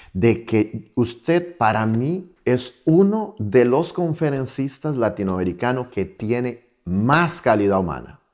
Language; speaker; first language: Spanish; native; Spanish